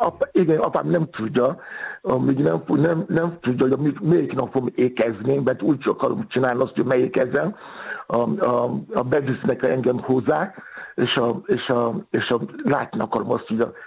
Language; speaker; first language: Hungarian; non-native, fluent; Yoruba